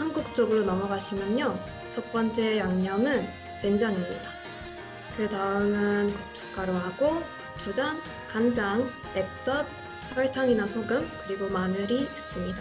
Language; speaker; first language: Korean; non-native, fluent; Arabic